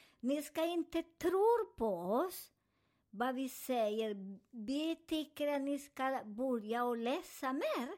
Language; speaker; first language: Swedish; non-native, fluent; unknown